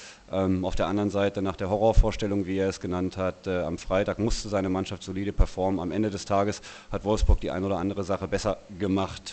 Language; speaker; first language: German; native; German